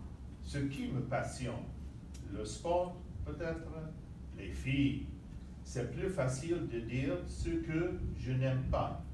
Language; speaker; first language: French; non-native, learner; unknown